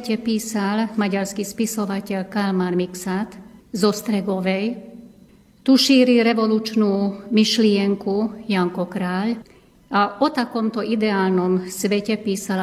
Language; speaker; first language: Slovak; non-native, local second language; Hungarian